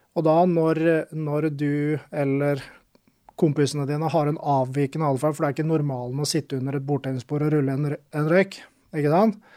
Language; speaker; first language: Norwegian; native; Norwegian